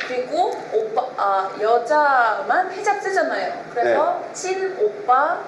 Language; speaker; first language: Korean; non-native, fluent; Arabic